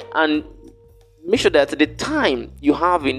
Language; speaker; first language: English; non-native, local second language; Yoruba